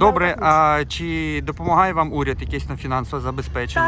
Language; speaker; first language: Ukrainian; native; Ukrainian